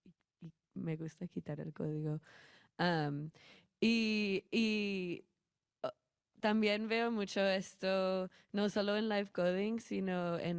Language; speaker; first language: Spanish; non-native, fluent; English